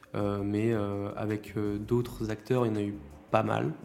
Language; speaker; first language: French; native; French